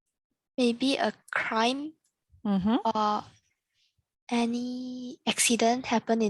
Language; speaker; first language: English; non-native, learner; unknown